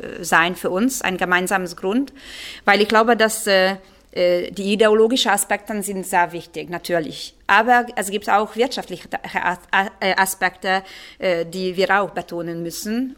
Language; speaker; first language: German; non-native, fluent; Hungarian